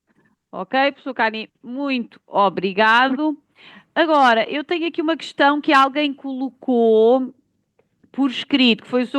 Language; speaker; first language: Portuguese; native; Portuguese